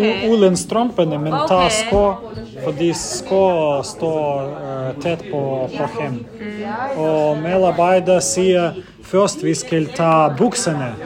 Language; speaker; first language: Danish; non-native, learner; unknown